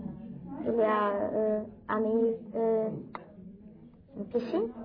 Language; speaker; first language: French; non-native, learner; English